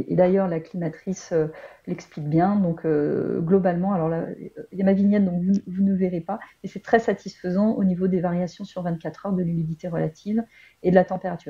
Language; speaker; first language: French; native; French